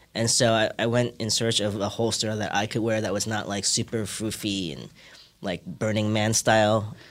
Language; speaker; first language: English; early bilingual, other home language; Cantonese